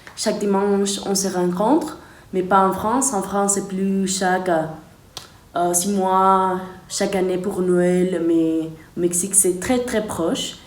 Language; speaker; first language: French; non-native, fluent; Spanish